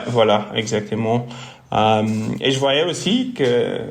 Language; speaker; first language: French; non-native, local second language; Dutch